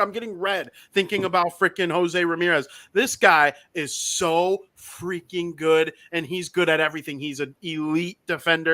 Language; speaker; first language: English; native; English